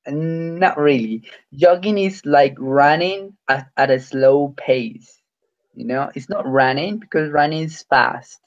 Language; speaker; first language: English; non-native, fluent; Spanish